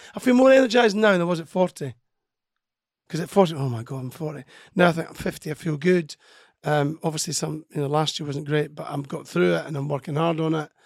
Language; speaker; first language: English; native; English